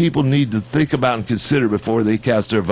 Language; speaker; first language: English; native; English